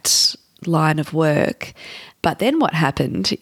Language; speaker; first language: English; native; English